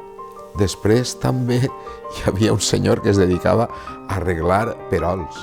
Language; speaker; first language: Catalan; native; Catalan